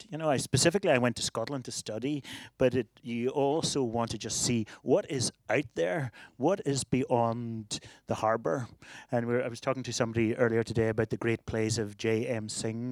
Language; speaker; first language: English; native; English